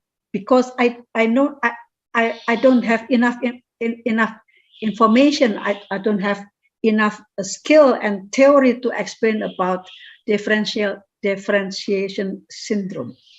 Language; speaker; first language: English; non-native, fluent; Indonesian